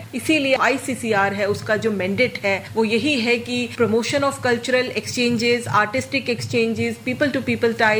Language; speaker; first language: Hindi; native; Hindi